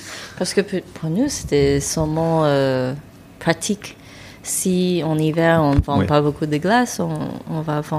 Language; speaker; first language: French; non-native, fluent; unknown